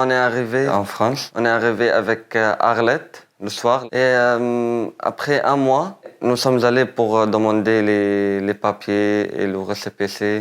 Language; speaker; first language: French; non-native, learner; Arabic